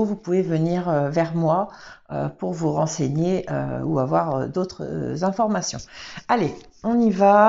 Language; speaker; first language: French; native; French